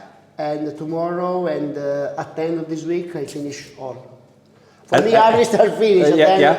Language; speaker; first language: English; non-native, learner; Italian